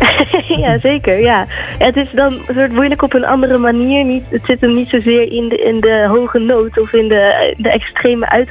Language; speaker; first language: Dutch; native; Dutch